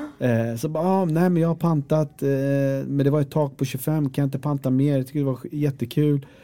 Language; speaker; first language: Swedish; early bilingual, other home language; Kurdish